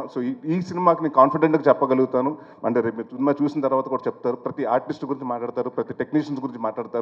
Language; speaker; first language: Telugu; native; Telugu